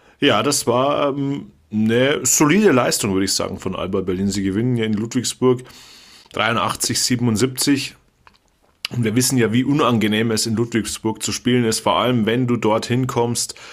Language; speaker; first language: German; native; German